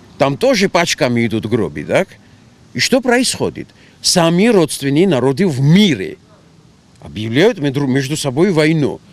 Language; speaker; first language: Russian; non-native, local second language; Georgian